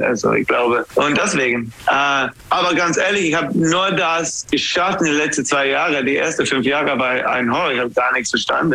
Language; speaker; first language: German; non-native, learner; English